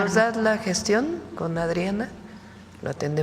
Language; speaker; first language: Spanish; native; Spanish